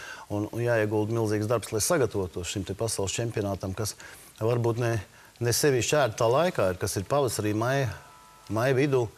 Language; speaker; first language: Latvian; native; Latvian